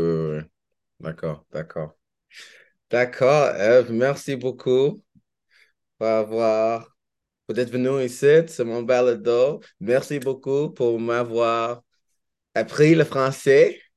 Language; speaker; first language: French; non-native, learner; English